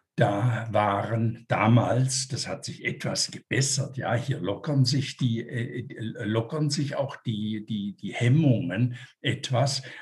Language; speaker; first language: German; native; German